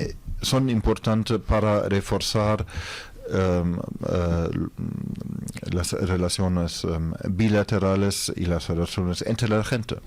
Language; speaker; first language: Spanish; non-native, fluent; German